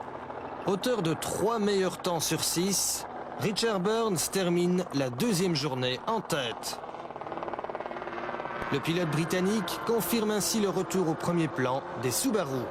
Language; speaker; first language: French; native; French